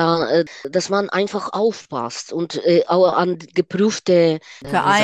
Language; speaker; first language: German; non-native, fluent; Ukrainian